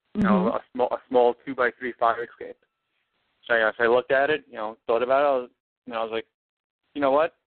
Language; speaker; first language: English; native; English